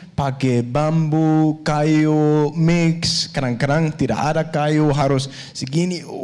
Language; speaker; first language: Indonesian; non-native, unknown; Danish